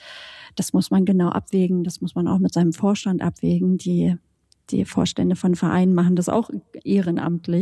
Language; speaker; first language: German; native; German